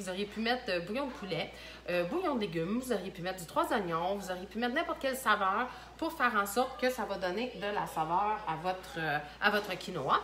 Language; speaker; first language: French; native; French